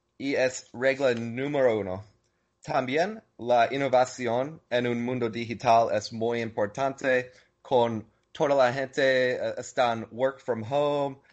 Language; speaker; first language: Spanish; non-native, learner; English